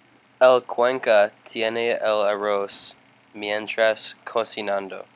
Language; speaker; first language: Spanish; non-native, learner; English